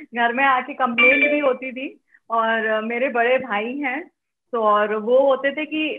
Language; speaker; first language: Hindi; native; Hindi